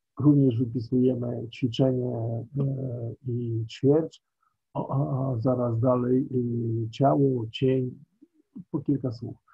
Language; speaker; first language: Polish; native; Polish